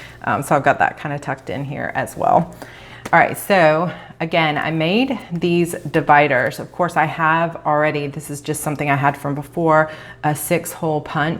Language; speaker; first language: English; native; English